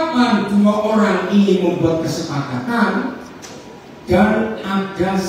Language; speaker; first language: Indonesian; native; Indonesian